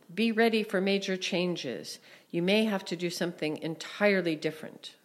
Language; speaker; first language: English; native; English